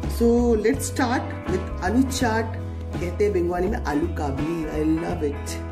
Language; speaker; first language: Hindi; non-native, local second language; Bangla